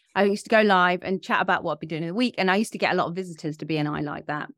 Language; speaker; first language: English; native; English